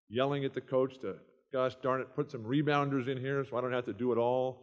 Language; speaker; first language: English; native; English